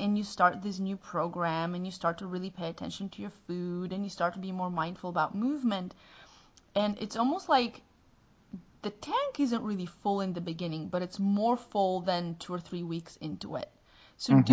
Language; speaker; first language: English; non-native, fluent; Bulgarian